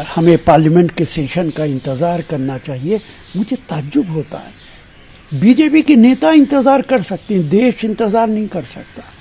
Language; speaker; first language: Hindi; native; Hindi